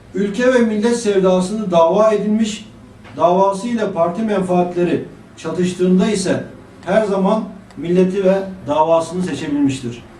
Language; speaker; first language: Turkish; native; Turkish